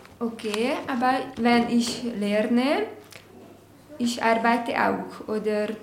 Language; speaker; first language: German; non-native, learner; Hungarian